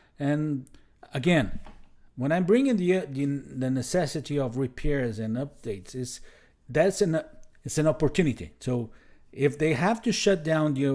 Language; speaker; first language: English; non-native, fluent; Portuguese